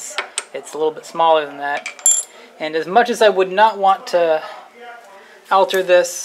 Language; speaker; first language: English; native; English